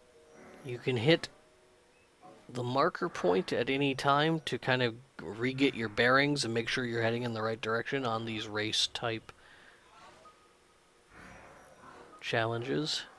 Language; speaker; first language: English; native; English